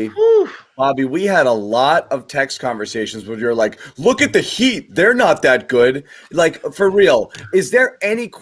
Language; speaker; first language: English; native; English